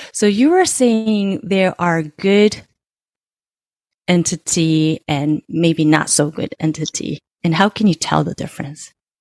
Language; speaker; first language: English; non-native, fluent; Japanese